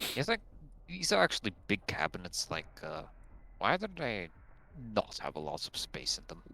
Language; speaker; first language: English; non-native, fluent; Latvian